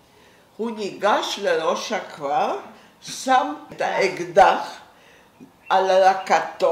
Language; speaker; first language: Hebrew; non-native, fluent; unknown